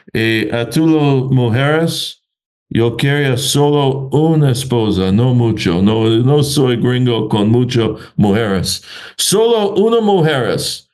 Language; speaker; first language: Spanish; non-native, learner; English